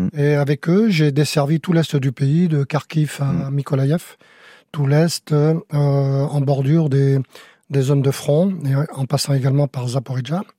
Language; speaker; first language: French; native; French